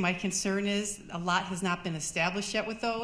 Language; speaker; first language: English; native; English